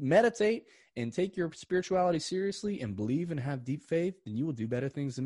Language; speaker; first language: English; native; English